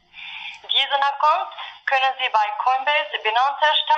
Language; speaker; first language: German; non-native, fluent; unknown